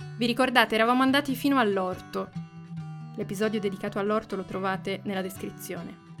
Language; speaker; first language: Italian; native; Italian